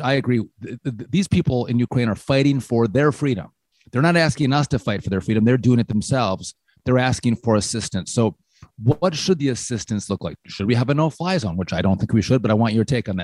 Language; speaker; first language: English; native; English